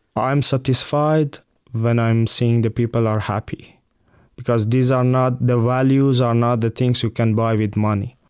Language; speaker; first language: English; non-native, fluent; Persian